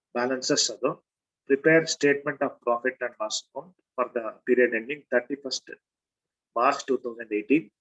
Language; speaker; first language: English; non-native, local second language; Kannada